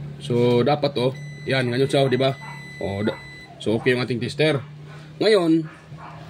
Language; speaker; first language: Filipino; native; Filipino